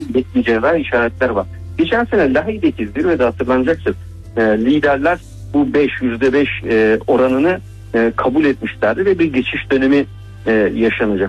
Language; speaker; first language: Turkish; native; Turkish